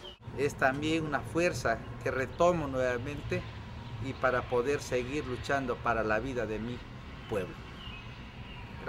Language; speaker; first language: Spanish; non-native, local second language; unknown